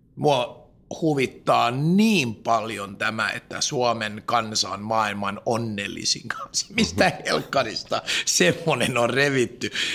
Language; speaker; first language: Finnish; non-native, local second language; Swedish